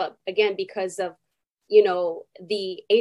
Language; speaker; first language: English; non-native, fluent; Spanish